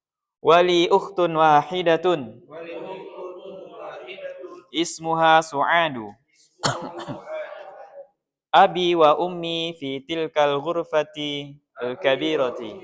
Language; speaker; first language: Arabic; non-native, learner; Indonesian